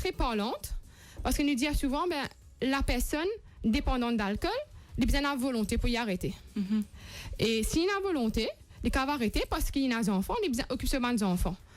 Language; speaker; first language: French; non-native, local second language; Morisyen